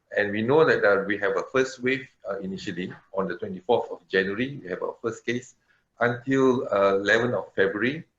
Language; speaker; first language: English; non-native, local second language; Malay